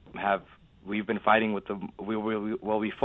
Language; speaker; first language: English; native; English